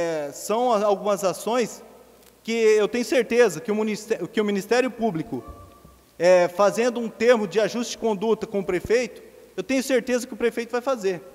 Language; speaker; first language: Portuguese; native; Portuguese